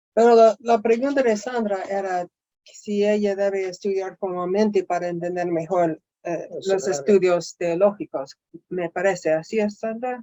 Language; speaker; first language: Spanish; non-native, fluent; English